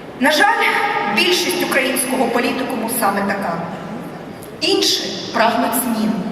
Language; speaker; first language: Ukrainian; non-native, local second language; Russian